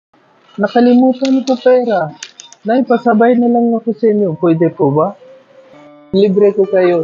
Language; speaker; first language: Filipino; non-native, learner; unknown